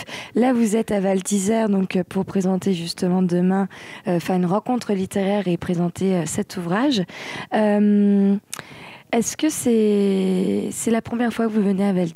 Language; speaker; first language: French; native; French